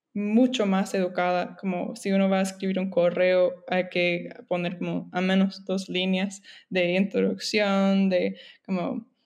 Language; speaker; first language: Spanish; non-native, fluent; English